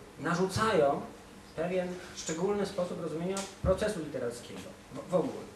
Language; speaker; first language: Polish; native; Polish